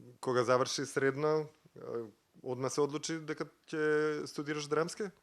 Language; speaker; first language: Macedonian; native; Macedonian